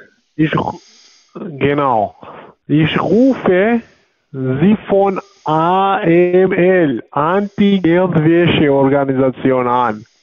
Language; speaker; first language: German; non-native, learner; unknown